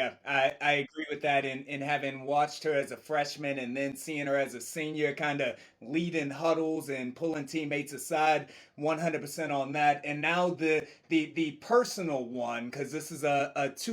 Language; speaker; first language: English; native; English